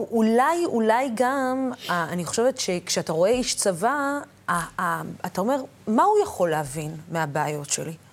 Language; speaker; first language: Hebrew; non-native, local second language; Arabic